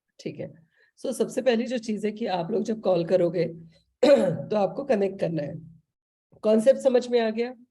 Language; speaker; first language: Hindi; native; Hindi